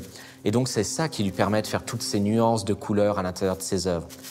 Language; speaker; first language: French; native; French